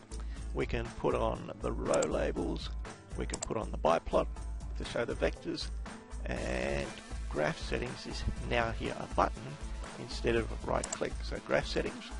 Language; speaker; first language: English; native; English